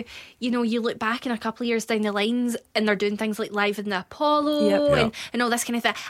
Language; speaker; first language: English; native; English